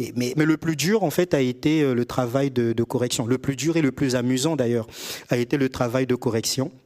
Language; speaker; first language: French; native; French